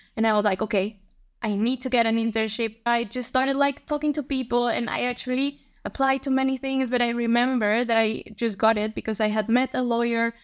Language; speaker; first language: English; non-native, fluent; Spanish